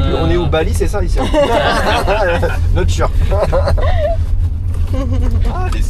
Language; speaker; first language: French; native; French